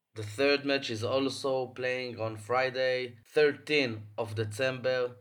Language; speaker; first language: English; non-native, fluent; Hebrew